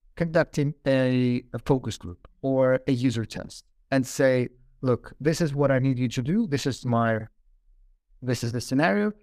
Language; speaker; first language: English; non-native, fluent; Ukrainian